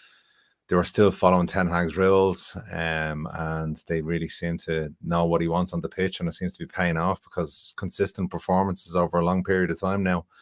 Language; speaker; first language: English; native; English